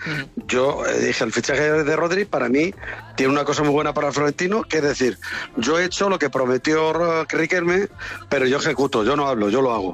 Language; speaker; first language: Spanish; native; Spanish